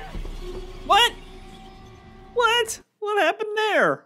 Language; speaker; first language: English; native; English